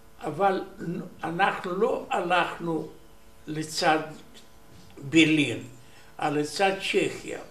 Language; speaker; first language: Hebrew; non-native, learner; Romanian